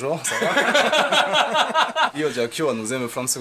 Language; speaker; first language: Japanese; non-native, learner; French